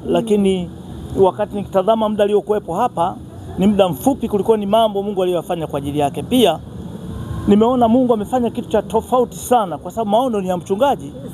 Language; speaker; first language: Swahili; native; Swahili